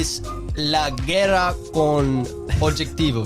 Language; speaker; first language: Spanish; non-native, learner; English